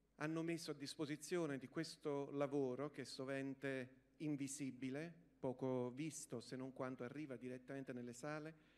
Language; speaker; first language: Italian; native; Italian